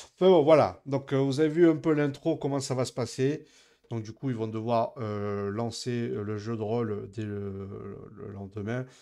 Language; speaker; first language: French; native; French